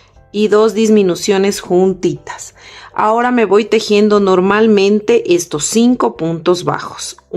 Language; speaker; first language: Spanish; native; Spanish